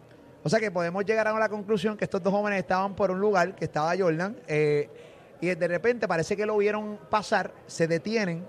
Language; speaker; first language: Spanish; native; Spanish